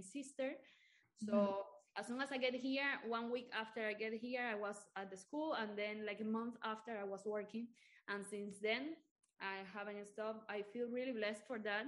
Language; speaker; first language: English; non-native, fluent; Spanish